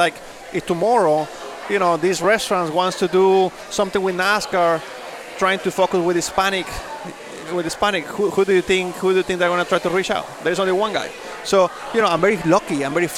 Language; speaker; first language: English; non-native, fluent; Spanish